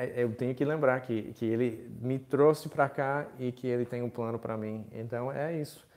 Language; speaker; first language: Portuguese; non-native, fluent; English